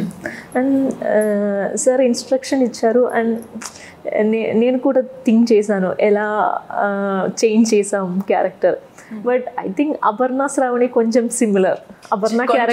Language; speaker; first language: Telugu; non-native, fluent; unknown